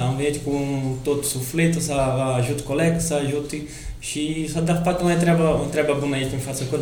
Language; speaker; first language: Romanian; non-native, learner; Portuguese